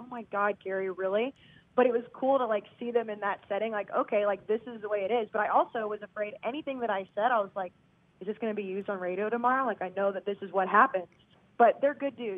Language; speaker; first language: English; native; English